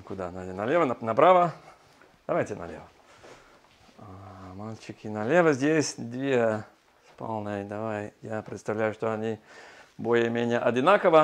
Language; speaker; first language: Russian; non-native, learner; English